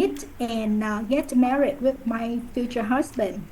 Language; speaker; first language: English; non-native, learner; Vietnamese